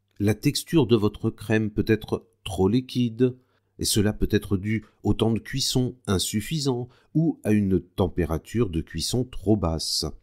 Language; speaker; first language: French; native; French